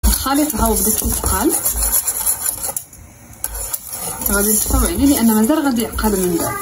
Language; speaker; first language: Arabic; native; Arabic